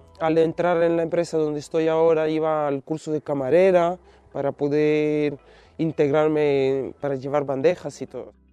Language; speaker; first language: Spanish; non-native, fluent; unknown